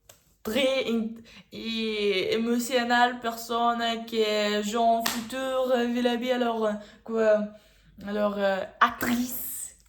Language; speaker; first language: French; non-native, learner; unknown